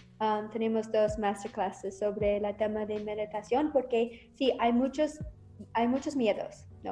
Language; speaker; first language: Spanish; non-native, learner; English